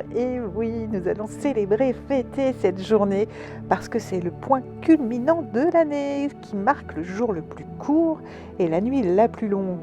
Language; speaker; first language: French; native; French